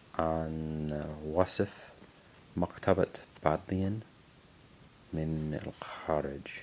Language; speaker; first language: Arabic; non-native, learner; English